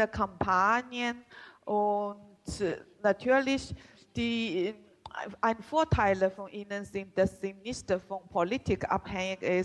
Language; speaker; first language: German; non-native, learner; Chinese